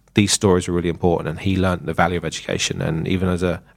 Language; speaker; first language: English; native; English